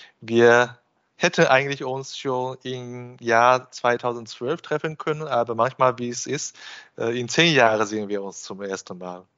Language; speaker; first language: German; non-native, fluent; Chinese